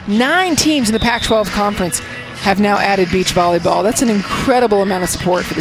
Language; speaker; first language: English; native; English